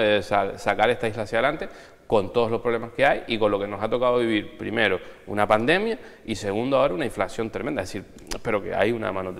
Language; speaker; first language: Spanish; native; Spanish